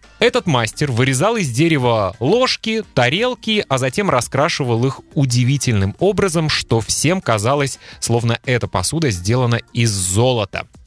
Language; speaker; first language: Russian; native; Russian